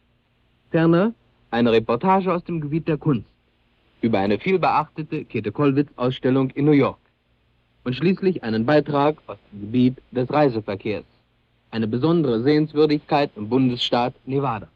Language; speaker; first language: German; native; German